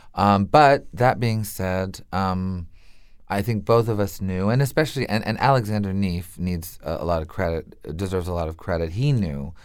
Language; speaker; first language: English; native; English